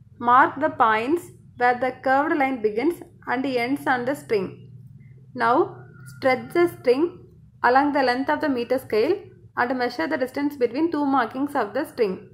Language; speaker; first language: English; non-native, local second language; Tamil